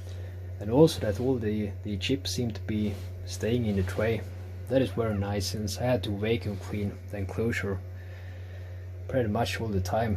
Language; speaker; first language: English; non-native, fluent; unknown